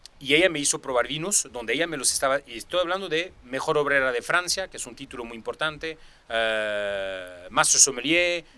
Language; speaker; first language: Spanish; non-native, fluent; French